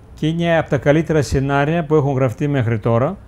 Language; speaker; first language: Greek; early bilingual, heritage; Uzbek